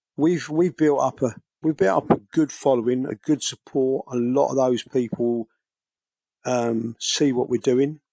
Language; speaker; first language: English; native; English